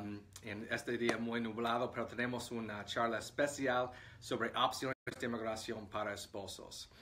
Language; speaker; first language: Spanish; non-native, fluent; English